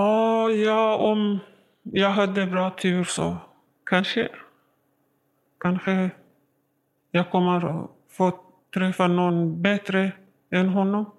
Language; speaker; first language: Swedish; non-native, learner; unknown